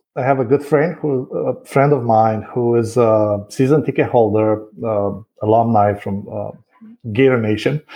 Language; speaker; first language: English; non-native, fluent; Romanian